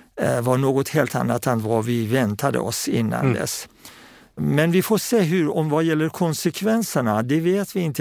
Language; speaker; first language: Swedish; non-native, fluent; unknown